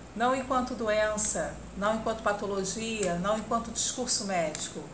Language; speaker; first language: Portuguese; native; Portuguese